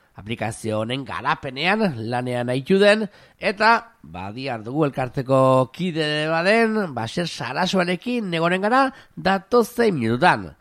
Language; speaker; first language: Basque; native; Basque